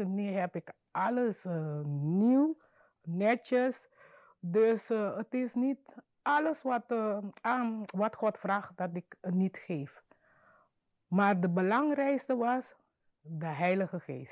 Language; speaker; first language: Dutch; non-native, learner; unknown